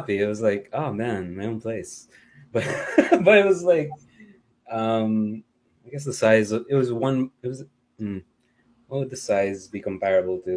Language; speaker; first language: English; non-native, local second language; Filipino